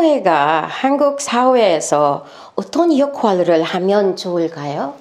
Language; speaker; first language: Korean; non-native, learner; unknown